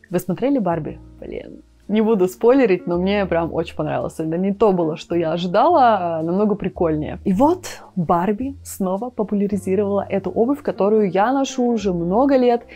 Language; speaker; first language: Russian; native; Russian